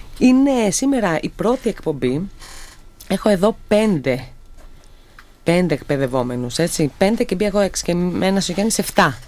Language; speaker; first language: Greek; native; Greek